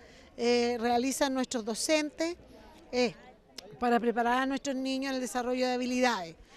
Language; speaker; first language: Spanish; native; Spanish